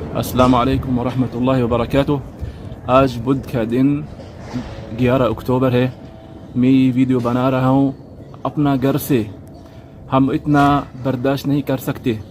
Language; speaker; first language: Urdu; non-native, learner; Arabic